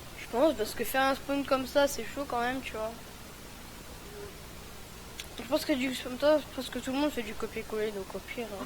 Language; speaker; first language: French; native; French